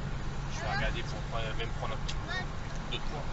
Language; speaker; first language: French; native; French